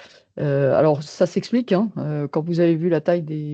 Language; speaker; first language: French; native; French